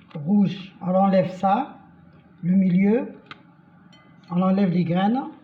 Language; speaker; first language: French; non-native, local second language; Arabic